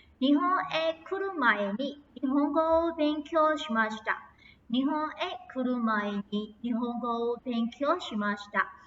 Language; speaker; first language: Japanese; non-native, fluent; Burmese